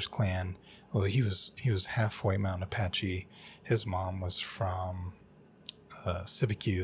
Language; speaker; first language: English; native; English